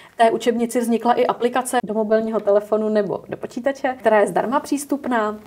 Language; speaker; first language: Czech; native; Czech